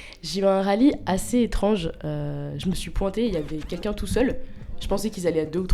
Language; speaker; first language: French; native; French